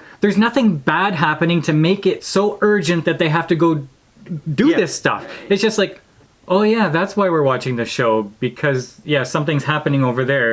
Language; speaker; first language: English; native; English